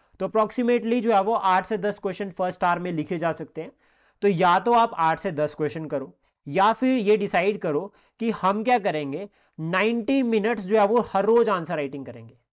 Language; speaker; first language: Hindi; native; Hindi